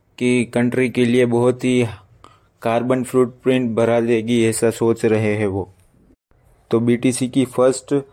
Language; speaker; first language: Hindi; non-native, local second language; Gujarati